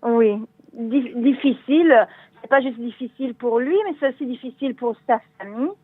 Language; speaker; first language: French; non-native, learner; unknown